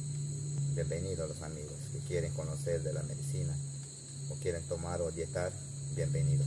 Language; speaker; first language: Spanish; non-native, local second language; Shipibo-Conibo